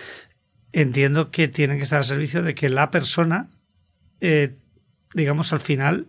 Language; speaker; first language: Spanish; native; Spanish